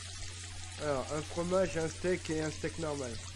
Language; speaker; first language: French; native; French